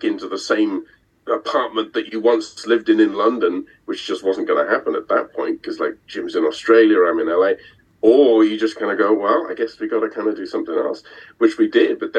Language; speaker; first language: English; native; English